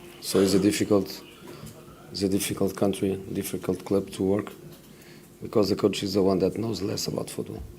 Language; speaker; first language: English; non-native, fluent; Portuguese